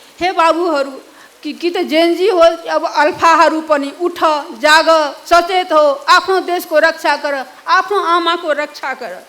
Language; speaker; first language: Nepali; non-native, local second language; Maithili